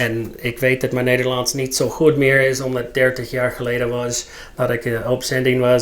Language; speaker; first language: Dutch; non-native, learner; English